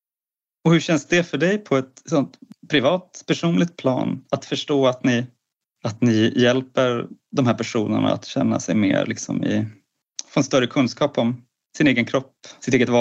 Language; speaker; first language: Swedish; native; Swedish